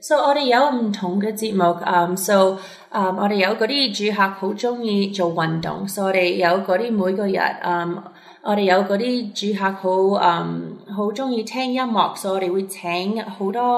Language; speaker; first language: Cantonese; early bilingual, heritage; Cantonese